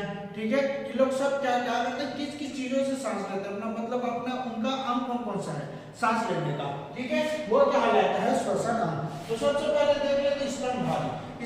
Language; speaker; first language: Hindi; non-native, local second language; Chhattisgarhi